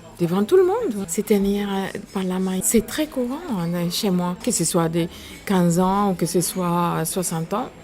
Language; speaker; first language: French; non-native, fluent; Spanish